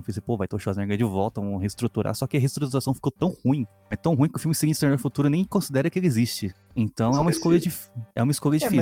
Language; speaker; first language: Portuguese; native; Portuguese